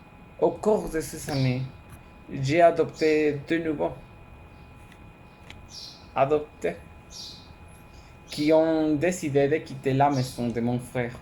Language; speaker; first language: French; non-native, learner; Spanish